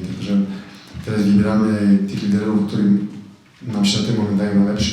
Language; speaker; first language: Polish; non-native, fluent; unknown